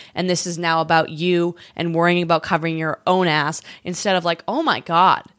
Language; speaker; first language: English; native; English